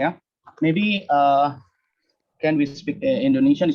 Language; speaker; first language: English; non-native, learner; Indonesian